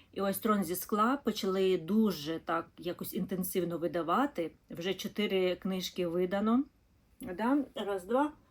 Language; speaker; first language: Ukrainian; non-native, local second language; Russian